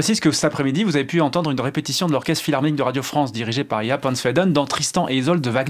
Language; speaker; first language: French; native; French